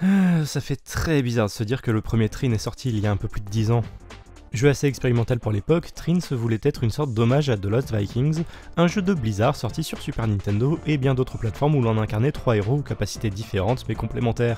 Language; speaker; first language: French; native; French